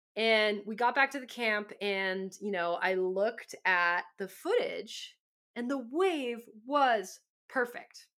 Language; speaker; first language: English; native; English